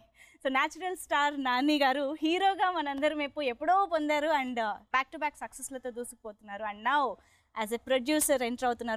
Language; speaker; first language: Telugu; native; Telugu